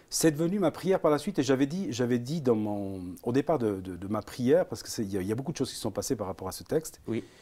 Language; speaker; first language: French; early bilingual, other home language; Italian